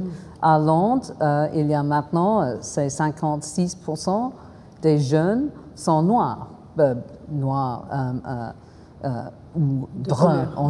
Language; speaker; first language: French; non-native, fluent; English